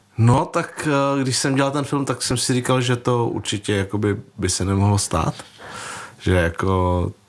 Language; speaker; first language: Czech; early bilingual, other home language; Vietnamese